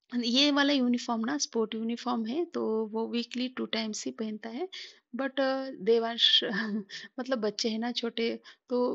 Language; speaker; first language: Hindi; non-native, local second language; Marathi